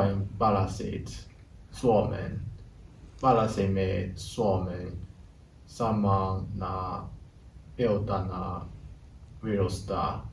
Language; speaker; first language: Finnish; non-native, learner; Chinese